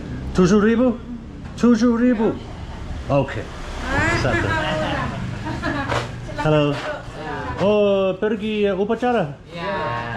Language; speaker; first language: Indonesian; non-native, learner; English